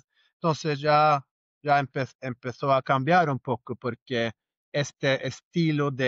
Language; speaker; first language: Spanish; non-native, fluent; Norwegian